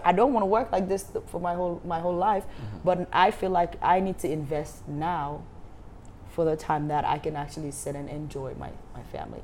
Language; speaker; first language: English; non-native, local second language; Wolof